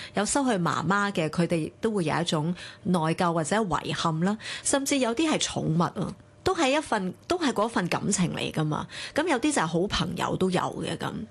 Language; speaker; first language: Cantonese; early bilingual, other home language; Chinese